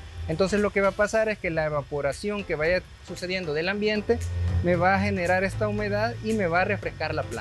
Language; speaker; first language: Spanish; native; Spanish